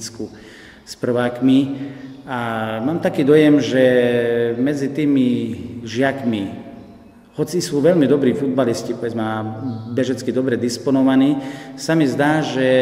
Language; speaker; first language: Slovak; native; Slovak